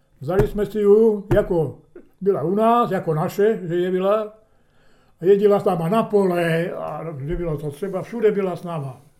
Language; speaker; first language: Czech; early bilingual, heritage; Czech